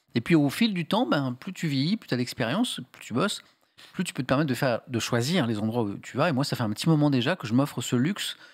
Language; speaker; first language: French; native; French